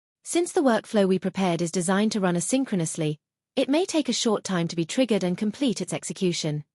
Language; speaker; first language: English; non-native, fluent; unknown